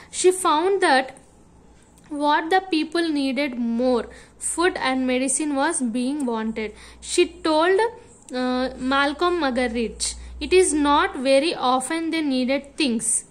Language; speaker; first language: English; non-native, local second language; Telugu